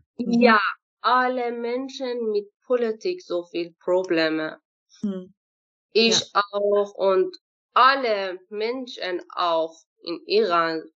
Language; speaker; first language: German; non-native, learner; Persian